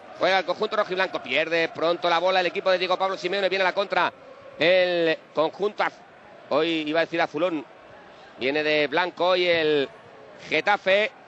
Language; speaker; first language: Spanish; native; Spanish